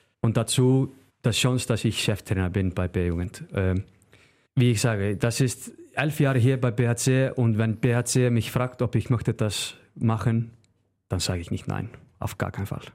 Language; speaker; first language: German; non-native, learner; Icelandic